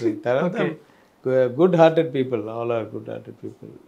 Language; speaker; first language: Telugu; non-native, learner; Tamil